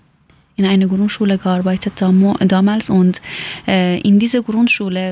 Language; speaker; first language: German; non-native, learner; Persian